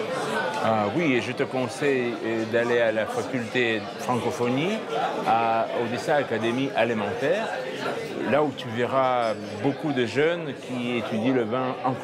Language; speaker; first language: French; non-native, fluent; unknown